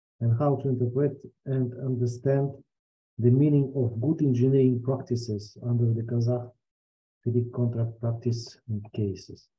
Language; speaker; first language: English; non-native, fluent; Russian